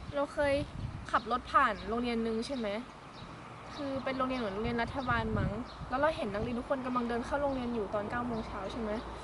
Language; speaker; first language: Thai; native; Thai